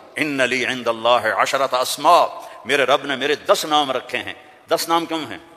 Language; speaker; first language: Urdu; non-native, local second language; Punjabi